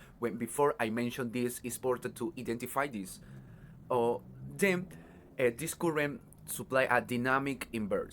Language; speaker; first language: English; non-native, learner; Spanish